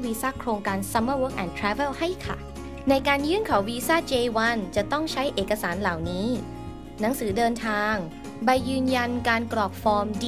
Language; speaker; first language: Thai; native; Thai